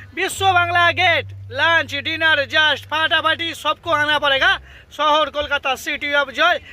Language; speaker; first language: Hindi; non-native, local second language; Bangla